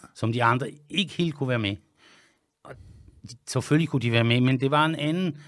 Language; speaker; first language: Danish; non-native, fluent; French